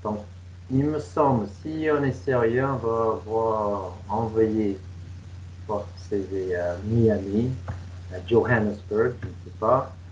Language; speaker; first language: French; non-native, fluent; English